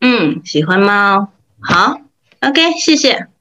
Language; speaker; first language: Chinese; non-native, fluent; Vietnamese